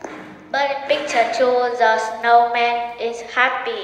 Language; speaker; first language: English; non-native, learner; Vietnamese